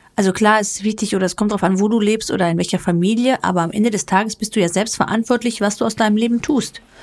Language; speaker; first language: German; early bilingual, other home language; Greek